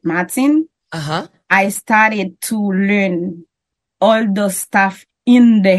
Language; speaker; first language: English; non-native, learner; French